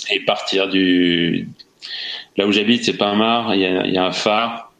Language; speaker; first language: French; native; French